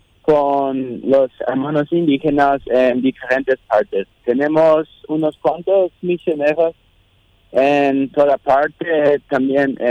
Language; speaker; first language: Spanish; non-native, local second language; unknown